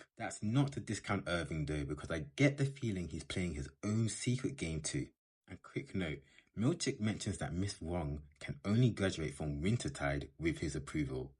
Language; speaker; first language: English; native; English